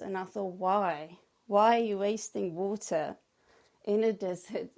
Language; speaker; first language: English; non-native, fluent; Czech